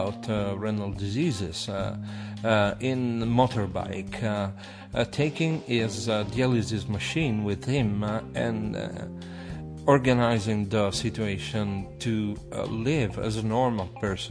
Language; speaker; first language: English; non-native, fluent; Italian